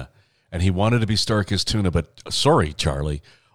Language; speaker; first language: English; native; English